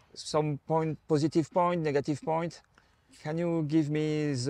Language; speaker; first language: English; non-native, learner; French